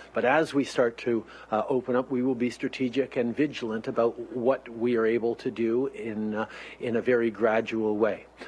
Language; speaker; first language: English; native; English